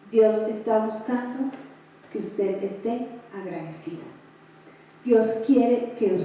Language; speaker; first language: Spanish; native; Spanish